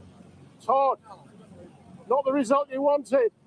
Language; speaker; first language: English; native; English